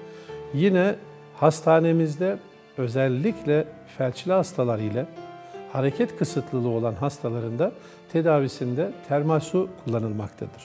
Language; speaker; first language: Turkish; native; Turkish